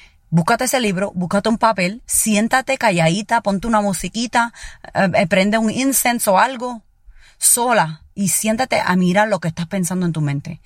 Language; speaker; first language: Spanish; early bilingual, heritage; Spanish